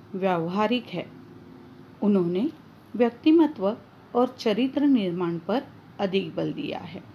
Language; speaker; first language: Hindi; non-native, local second language; Marathi